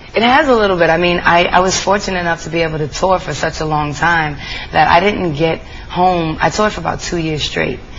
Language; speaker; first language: English; native; English